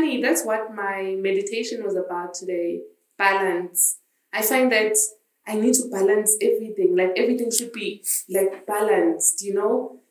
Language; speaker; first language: English; non-native, local second language; Zulu